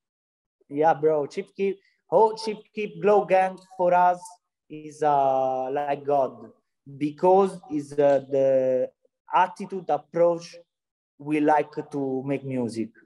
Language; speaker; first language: English; non-native, learner; Italian